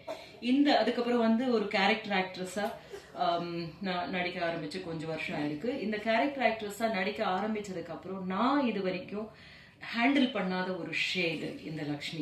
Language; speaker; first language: Tamil; native; Tamil